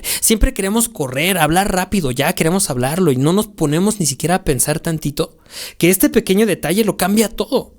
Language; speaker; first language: Spanish; native; Spanish